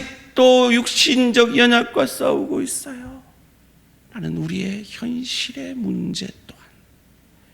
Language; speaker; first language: Korean; native; Korean